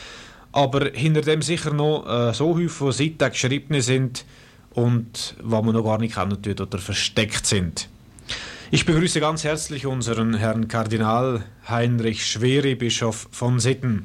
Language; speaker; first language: German; native; German